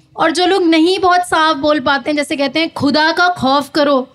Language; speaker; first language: Hindi; native; Hindi